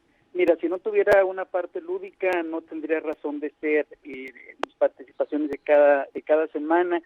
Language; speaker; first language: Spanish; native; Spanish